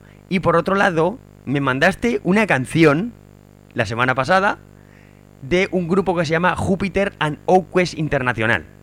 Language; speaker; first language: Spanish; native; Spanish